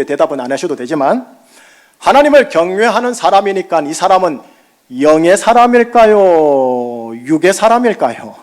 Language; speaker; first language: Korean; native; Korean